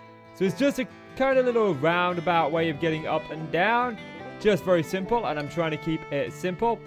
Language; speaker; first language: English; native; English